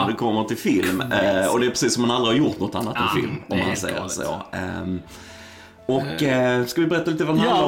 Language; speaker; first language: Swedish; native; Swedish